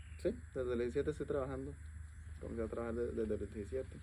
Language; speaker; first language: Spanish; native; Spanish